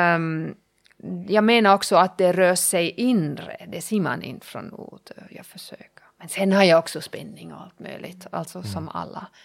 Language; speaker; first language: Swedish; non-native, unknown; German